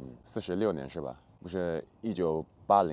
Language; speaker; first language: Chinese; non-native, fluent; English